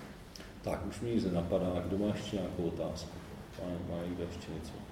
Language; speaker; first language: Czech; native; Czech